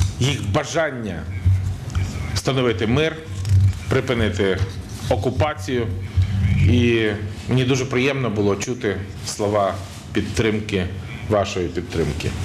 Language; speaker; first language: Ukrainian; native; Ukrainian